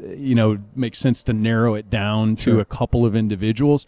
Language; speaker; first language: English; native; English